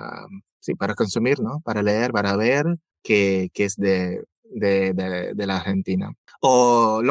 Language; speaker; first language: Spanish; non-native, fluent; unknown